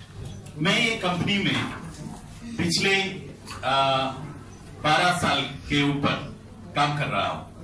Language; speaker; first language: Hindi; non-native, fluent; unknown